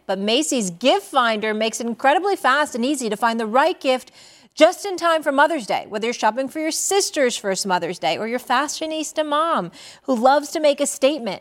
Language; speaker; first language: English; native; English